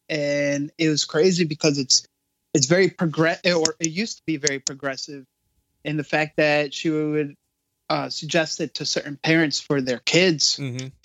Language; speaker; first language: English; native; English